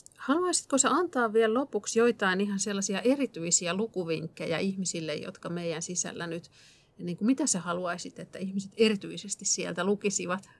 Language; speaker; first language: Finnish; native; Finnish